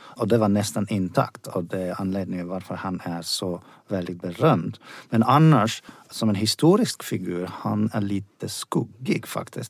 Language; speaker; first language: Swedish; non-native, fluent; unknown